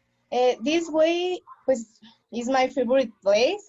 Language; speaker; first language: English; non-native, learner; Spanish